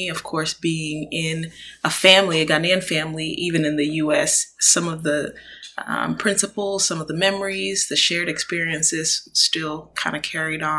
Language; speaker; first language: English; early bilingual, other home language; Akan